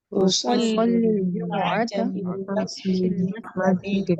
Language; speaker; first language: Arabic; non-native, learner; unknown